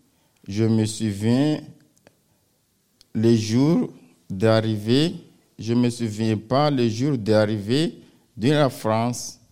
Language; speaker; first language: French; native; French